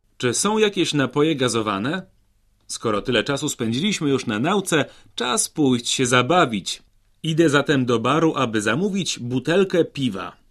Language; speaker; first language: Polish; native; Polish